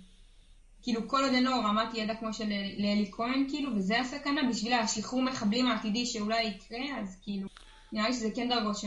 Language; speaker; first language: Hebrew; native; Hebrew